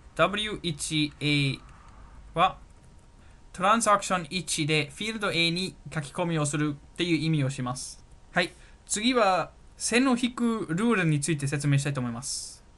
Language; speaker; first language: Japanese; non-native, fluent; German